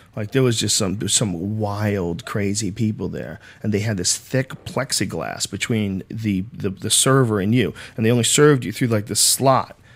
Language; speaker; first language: English; native; English